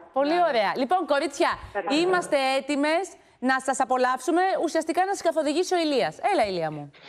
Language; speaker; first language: Greek; native; Greek